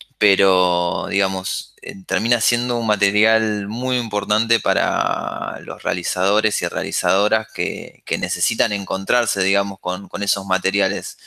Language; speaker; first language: Spanish; native; Spanish